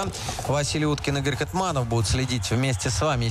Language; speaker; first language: Russian; native; Russian